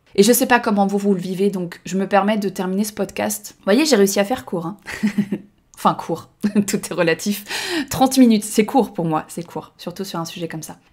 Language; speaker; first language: French; native; French